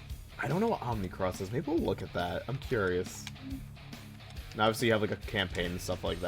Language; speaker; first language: English; native; English